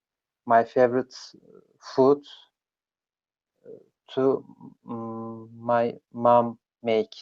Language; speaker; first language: English; non-native, learner; Turkish